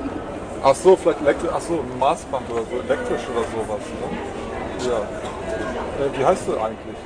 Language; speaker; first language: German; native; German